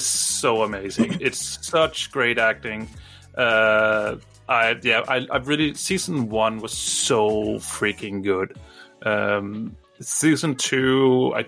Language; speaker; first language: English; non-native, fluent; Danish